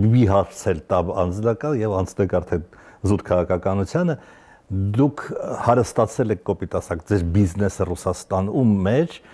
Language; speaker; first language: Armenian; native; Armenian